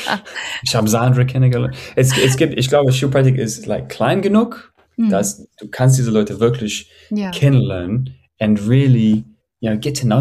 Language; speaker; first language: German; non-native, fluent; English